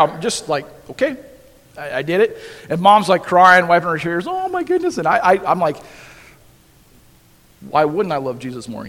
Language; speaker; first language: English; native; English